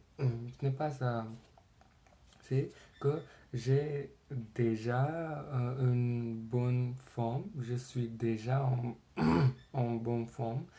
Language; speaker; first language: French; non-native, learner; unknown